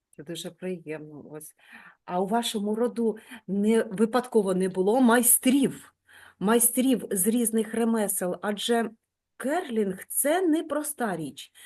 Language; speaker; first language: Ukrainian; native; Ukrainian